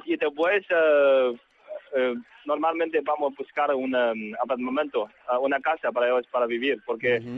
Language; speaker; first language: Spanish; non-native, learner; Chinese